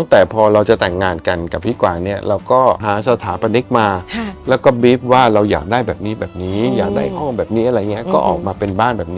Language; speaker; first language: Thai; early bilingual, heritage; Thai